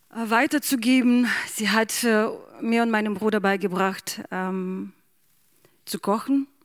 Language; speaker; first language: German; non-native, fluent; Ukrainian